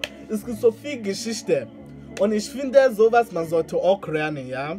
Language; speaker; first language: German; non-native, learner; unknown